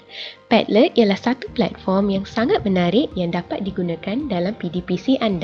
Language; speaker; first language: Malay; native; Malay